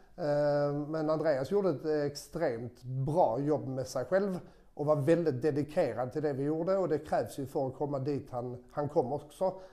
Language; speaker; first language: Swedish; native; Swedish